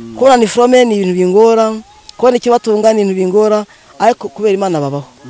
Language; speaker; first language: Kinyarwanda; native; Kinyarwanda